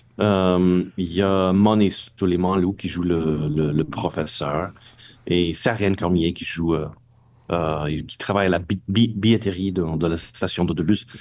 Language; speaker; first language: French; non-native, local second language; English